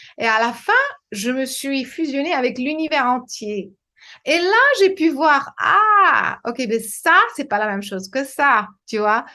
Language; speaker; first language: French; non-native, fluent; English